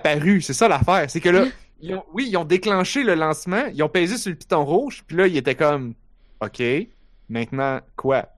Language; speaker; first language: French; native; French